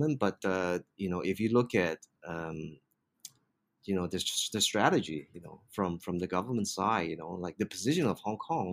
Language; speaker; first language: English; non-native, local second language; Cantonese